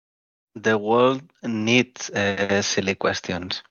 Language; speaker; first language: English; non-native, learner; Spanish